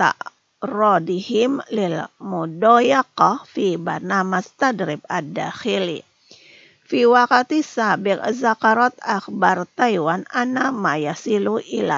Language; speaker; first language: Arabic; non-native, fluent; Indonesian